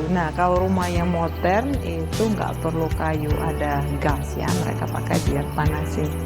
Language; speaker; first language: Indonesian; non-native, fluent; Russian